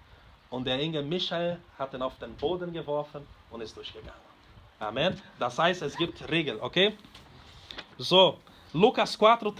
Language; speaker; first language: German; non-native, fluent; Portuguese